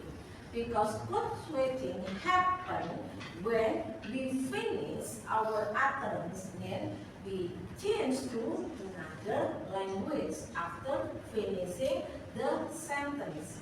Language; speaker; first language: English; non-native, fluent; Indonesian